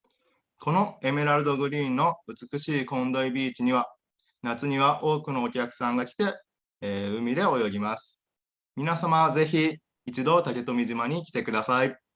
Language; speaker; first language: Japanese; native; Japanese